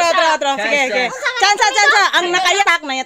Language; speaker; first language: Cebuano; native; Cebuano